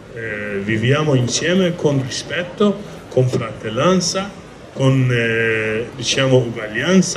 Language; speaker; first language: Italian; non-native, learner; Kurdish